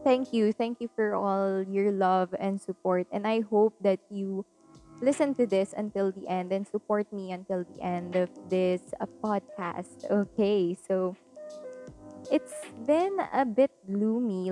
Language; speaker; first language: English; non-native, local second language; Filipino